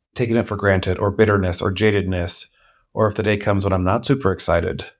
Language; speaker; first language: English; native; English